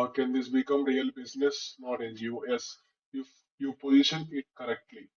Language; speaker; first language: English; non-native, local second language; Telugu